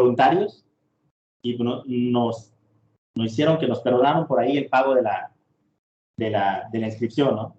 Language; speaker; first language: Spanish; native; Spanish